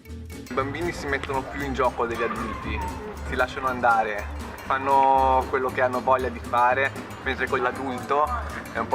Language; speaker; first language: Italian; native; Italian